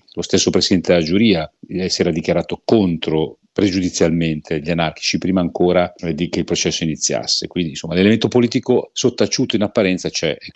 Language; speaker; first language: Italian; native; Italian